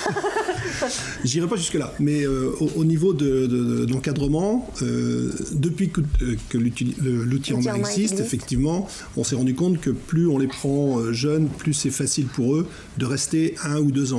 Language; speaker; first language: French; native; French